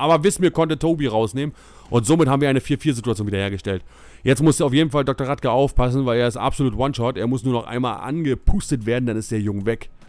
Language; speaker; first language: German; native; German